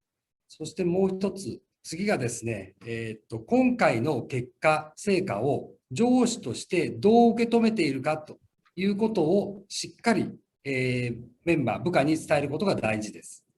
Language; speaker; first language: Japanese; native; Japanese